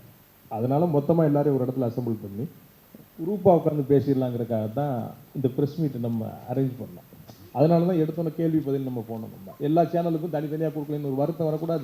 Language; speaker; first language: Tamil; native; Tamil